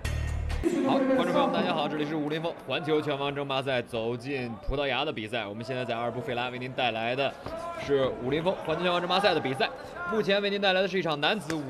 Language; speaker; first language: Chinese; native; Chinese